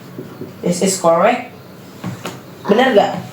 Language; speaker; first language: English; non-native, learner; Indonesian